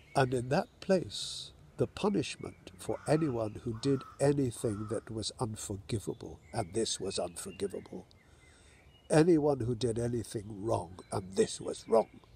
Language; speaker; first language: English; native; English